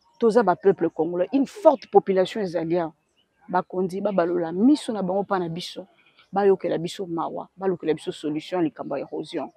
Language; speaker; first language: Lingala; native; Lingala